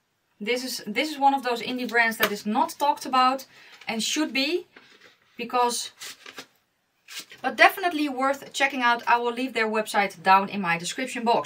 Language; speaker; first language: English; non-native, fluent; Dutch